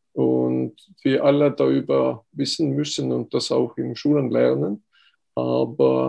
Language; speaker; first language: German; non-native, fluent; Estonian